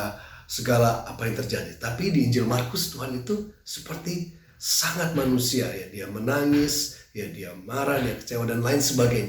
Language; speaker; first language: Indonesian; native; Indonesian